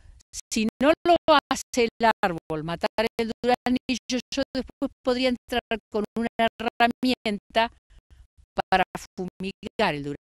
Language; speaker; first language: Spanish; native; Spanish